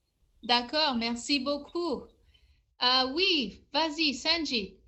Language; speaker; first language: French; non-native, fluent; English